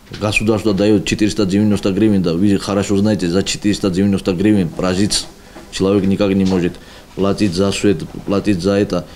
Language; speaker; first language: Russian; non-native, local second language; Georgian